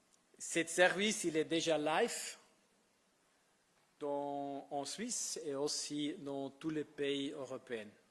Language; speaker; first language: French; non-native, fluent; Italian